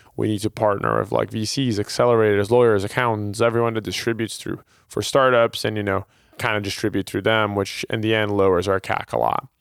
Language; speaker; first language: English; non-native, fluent; Portuguese